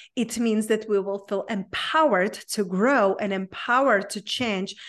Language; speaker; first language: English; non-native, fluent; Czech